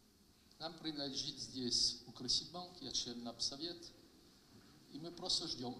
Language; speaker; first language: Russian; non-native, fluent; French